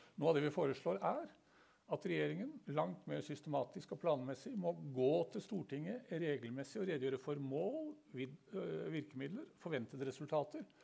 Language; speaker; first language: Norwegian; native; Norwegian